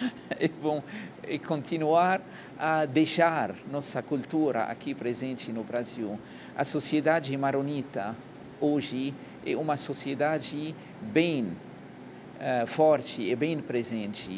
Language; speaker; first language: Portuguese; non-native, fluent; Arabic